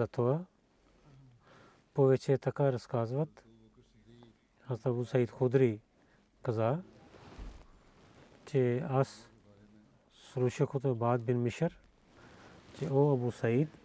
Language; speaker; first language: Bulgarian; non-native, learner; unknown